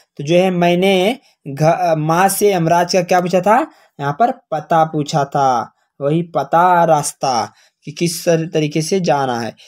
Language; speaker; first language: Hindi; native; Hindi